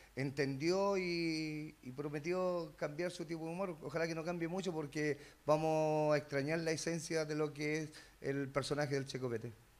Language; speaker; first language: Spanish; native; Spanish